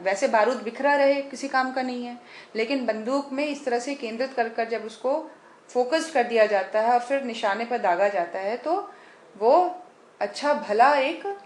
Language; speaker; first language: Hindi; native; Hindi